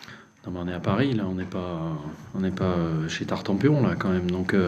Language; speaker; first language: French; native; French